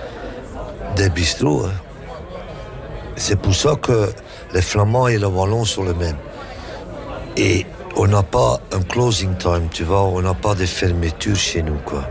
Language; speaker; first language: French; non-native, local second language; Dutch